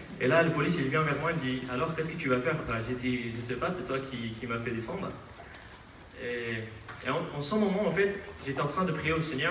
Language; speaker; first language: French; non-native, fluent; Aramaic